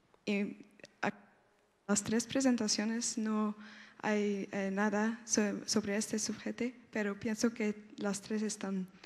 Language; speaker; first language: Spanish; non-native, learner; French